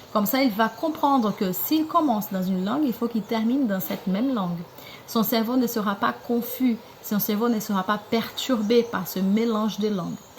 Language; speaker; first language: French; non-native, fluent; Portuguese